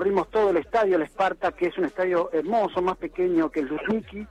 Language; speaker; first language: Spanish; native; Spanish